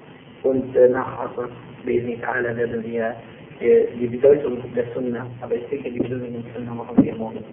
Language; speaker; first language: German; non-native, fluent; Turkish